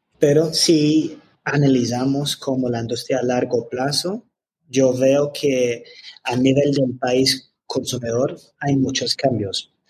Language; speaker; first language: Spanish; non-native, fluent; English